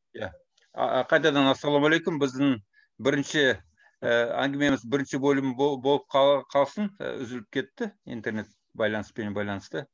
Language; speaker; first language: Kazakh; non-native, fluent; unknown